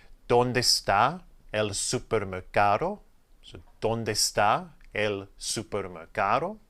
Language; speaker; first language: Spanish; non-native, fluent; English